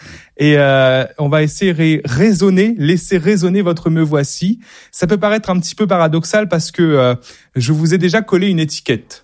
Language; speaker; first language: French; native; French